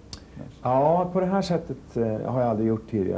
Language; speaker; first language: Swedish; native; Swedish